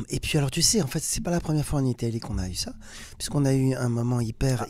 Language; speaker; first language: French; native; French